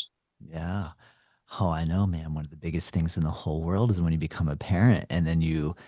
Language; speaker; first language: English; native; English